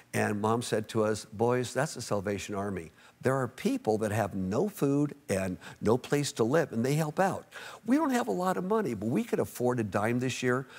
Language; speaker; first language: English; native; English